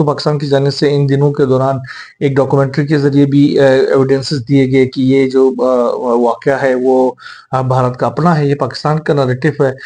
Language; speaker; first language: Urdu; native; Urdu